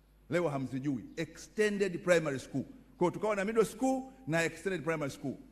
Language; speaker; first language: English; non-native, local second language; Swahili